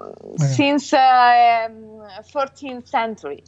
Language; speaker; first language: English; non-native, fluent; Italian